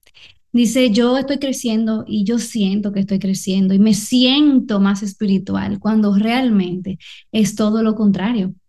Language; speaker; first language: Spanish; native; Spanish